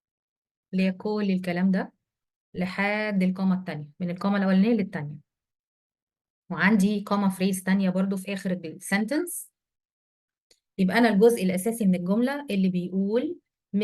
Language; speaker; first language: Arabic; native; Arabic